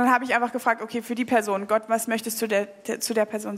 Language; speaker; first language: German; native; German